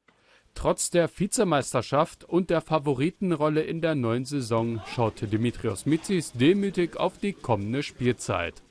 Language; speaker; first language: German; native; German